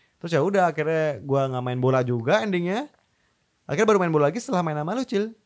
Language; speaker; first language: Indonesian; native; Indonesian